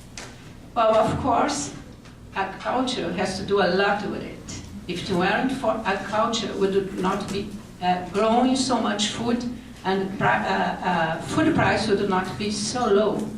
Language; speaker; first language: English; non-native, fluent; Portuguese